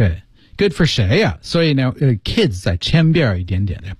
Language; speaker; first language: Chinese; non-native, learner; English